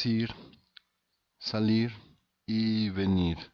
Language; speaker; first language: Spanish; non-native, fluent; Portuguese